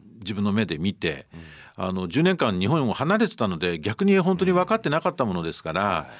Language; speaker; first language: Japanese; native; Japanese